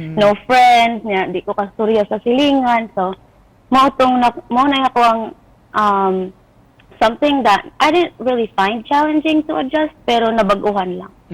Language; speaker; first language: Cebuano; native; Cebuano